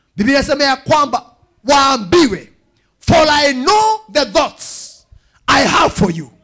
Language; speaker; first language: English; non-native, local second language; Swahili